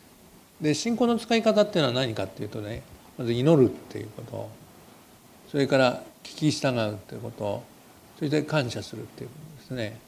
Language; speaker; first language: Japanese; native; Japanese